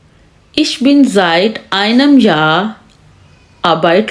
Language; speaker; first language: German; non-native, fluent; Urdu